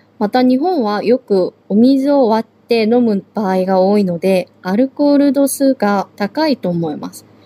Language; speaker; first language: Japanese; non-native, fluent; Korean